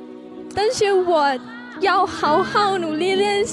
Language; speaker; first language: Chinese; non-native, learner; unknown